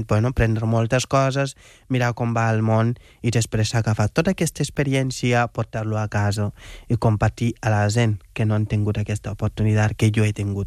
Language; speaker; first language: Catalan; non-native, fluent; Wolof